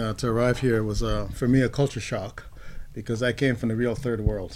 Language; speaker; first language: English; non-native, fluent; Spanish